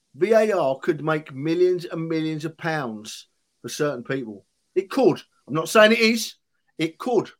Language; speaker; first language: English; native; English